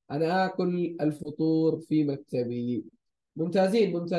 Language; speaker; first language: Arabic; non-native, fluent; Hindi